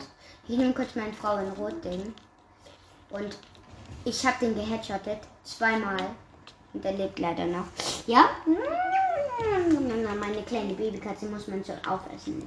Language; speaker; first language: German; native; German